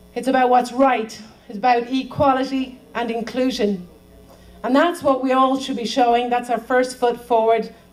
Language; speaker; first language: English; native; English